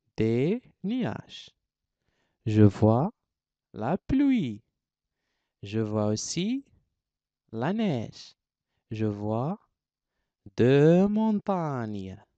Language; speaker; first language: French; non-native, local second language; Arabic